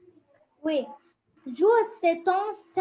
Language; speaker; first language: French; non-native, learner; Arabic